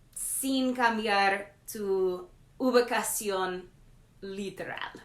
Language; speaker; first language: Spanish; non-native, learner; English